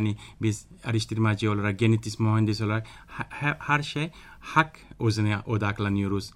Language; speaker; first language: Turkish; non-native, fluent; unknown